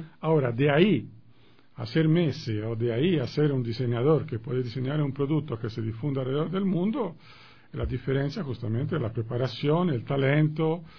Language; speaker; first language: Spanish; non-native, fluent; Italian